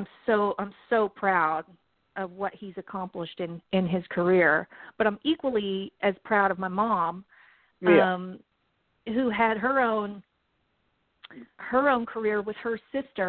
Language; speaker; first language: English; native; English